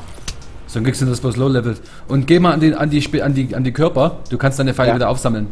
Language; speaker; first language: German; native; German